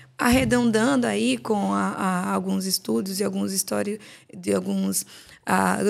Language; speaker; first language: Portuguese; native; Portuguese